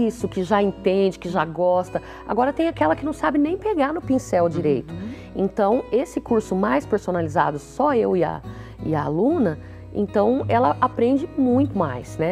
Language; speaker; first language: Portuguese; native; Portuguese